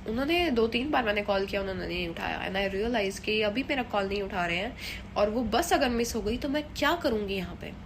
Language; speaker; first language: Hindi; native; Hindi